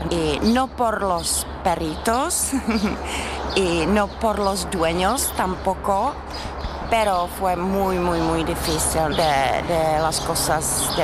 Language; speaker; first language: Spanish; non-native, learner; Czech